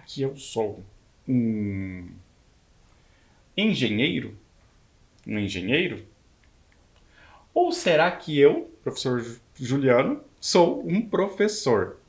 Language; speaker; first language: Portuguese; native; Portuguese